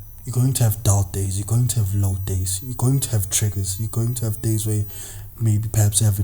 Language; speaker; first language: English; non-native, local second language; Zulu